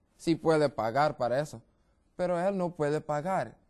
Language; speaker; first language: Spanish; non-native, learner; English